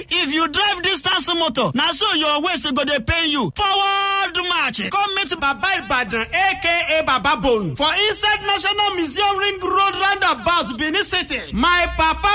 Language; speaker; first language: Nigerian Pidgin; native; Nigerian Pidgin